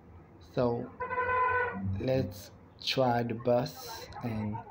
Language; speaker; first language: English; non-native, fluent; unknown